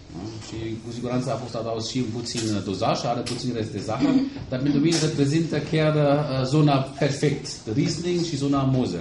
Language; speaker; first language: Romanian; non-native, fluent; German